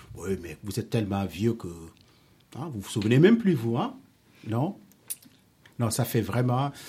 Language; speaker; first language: French; non-native, local second language; Wolof